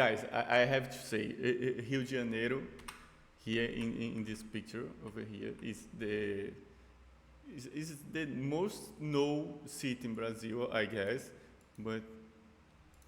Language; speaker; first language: English; non-native, fluent; Portuguese